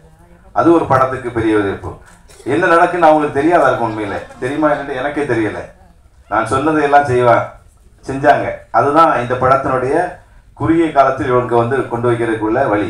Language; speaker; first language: Tamil; native; Tamil